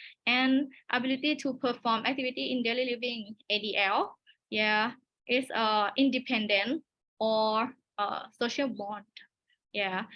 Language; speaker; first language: English; non-native, learner; Thai